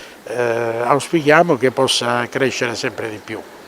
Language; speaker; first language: Italian; native; Italian